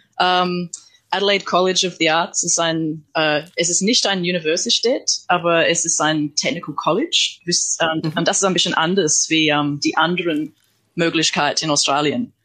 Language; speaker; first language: German; non-native, learner; English